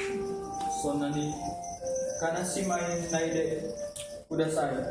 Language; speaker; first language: Japanese; non-native, learner; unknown